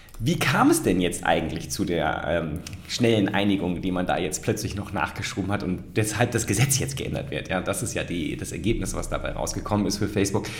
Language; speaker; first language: German; native; German